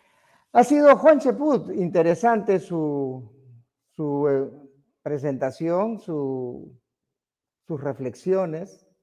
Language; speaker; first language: Spanish; native; Spanish